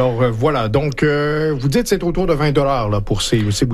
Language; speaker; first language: French; native; French